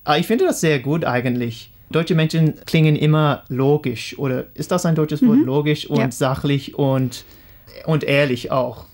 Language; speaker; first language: German; non-native, fluent; English